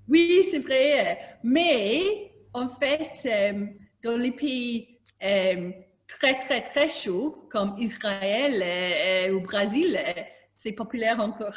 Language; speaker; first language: French; non-native, learner; English